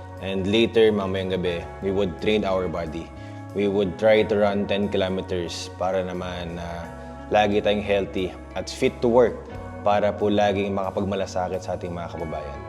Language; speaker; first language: Filipino; non-native, local second language; Pampanga